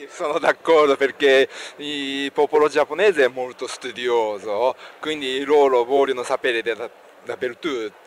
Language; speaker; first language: Italian; non-native, learner; Japanese